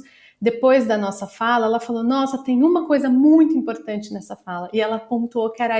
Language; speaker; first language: Portuguese; native; Portuguese